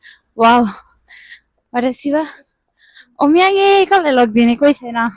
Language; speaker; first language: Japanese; non-native, learner; Nepali